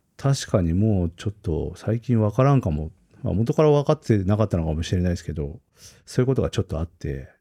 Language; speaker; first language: Japanese; native; Japanese